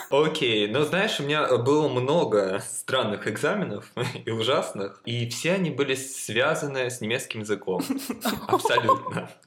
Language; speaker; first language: Russian; native; Russian